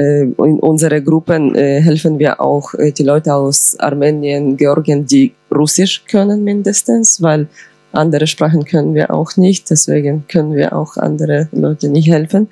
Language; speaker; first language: German; non-native, fluent; Ukrainian